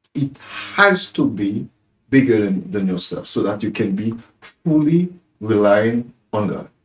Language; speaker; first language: English; non-native, fluent; Haitian Creole